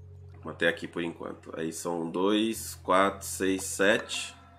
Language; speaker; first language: Portuguese; native; Portuguese